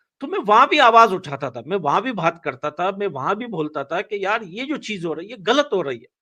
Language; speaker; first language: Hindi; non-native, fluent; Pashto